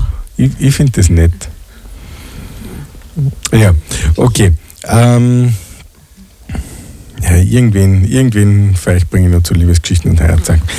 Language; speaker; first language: German; native; German